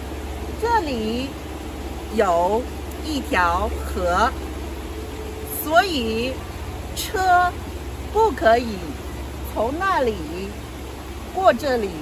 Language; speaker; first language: Chinese; non-native, local second language; Yao